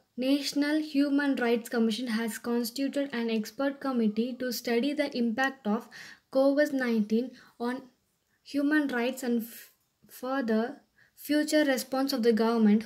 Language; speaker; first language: English; non-native, local second language; Tamil